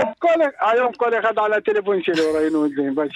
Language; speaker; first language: Hebrew; non-native, local second language; Arabic